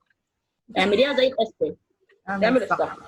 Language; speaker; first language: Arabic; native; Arabic